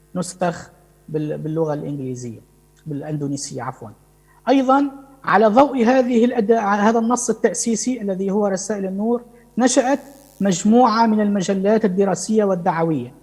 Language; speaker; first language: Arabic; native; Arabic